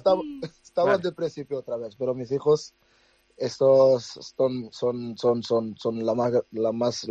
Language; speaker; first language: Spanish; non-native, fluent; Dutch